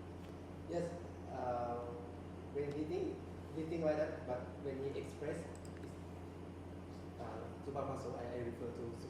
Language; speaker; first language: English; non-native, learner; Thai